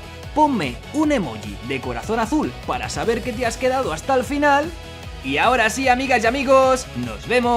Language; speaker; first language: Spanish; native; Spanish